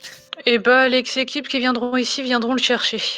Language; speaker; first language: French; native; French